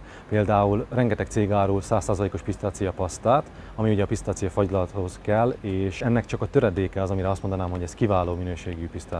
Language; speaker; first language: Hungarian; native; Hungarian